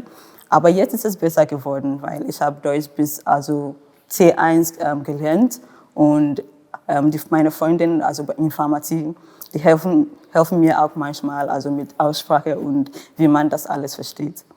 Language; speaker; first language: German; non-native, fluent; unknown